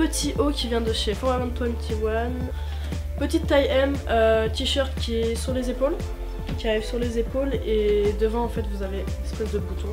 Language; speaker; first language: French; native; French